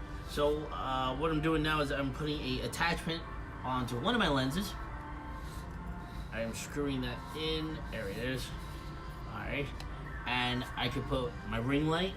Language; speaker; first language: English; native; English